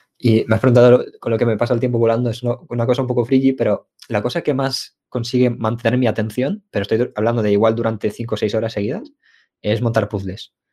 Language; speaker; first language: Spanish; early bilingual, other home language; Ukrainian